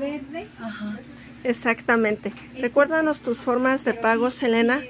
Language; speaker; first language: Spanish; native; Spanish